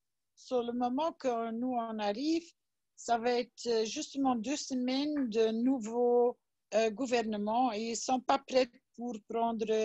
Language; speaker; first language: French; non-native, learner; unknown